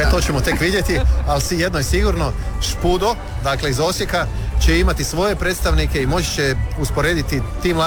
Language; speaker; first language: Serbian; native; Serbian